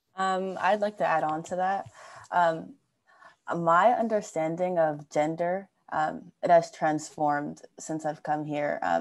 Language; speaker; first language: English; native; English